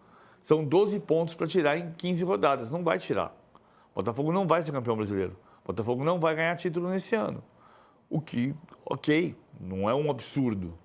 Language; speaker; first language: Portuguese; native; Portuguese